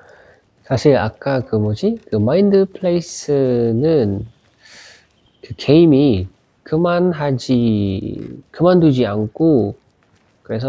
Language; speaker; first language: Korean; non-native, learner; Indonesian